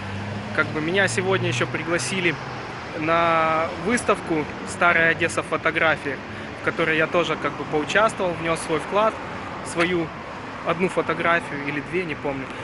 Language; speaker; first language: Russian; native; Russian